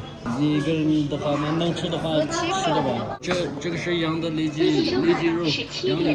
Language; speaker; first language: Chinese; non-native, local second language; Uyghur